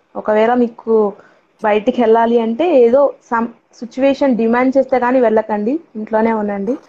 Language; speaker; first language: Telugu; non-native, local second language; Tamil